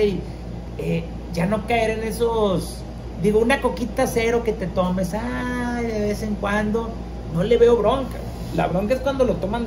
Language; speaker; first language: Spanish; native; Spanish